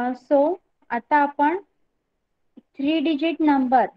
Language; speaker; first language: Hindi; non-native, local second language; Marathi